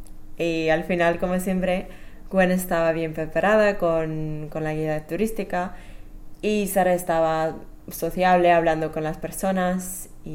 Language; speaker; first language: Spanish; non-native, fluent; English